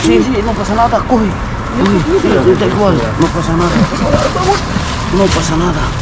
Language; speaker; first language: Spanish; non-native, learner; Filipino